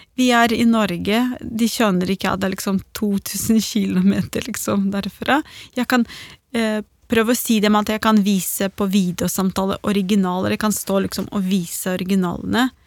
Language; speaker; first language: Norwegian; non-native, fluent; Ukrainian